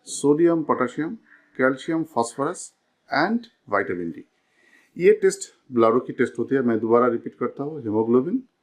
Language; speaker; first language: Hindi; non-native, local second language; Bangla